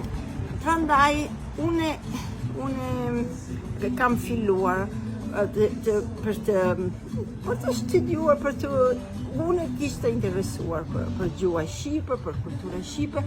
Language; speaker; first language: Albanian; non-native, learner; Italian